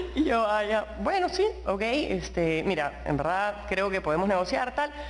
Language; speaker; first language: Spanish; native; Spanish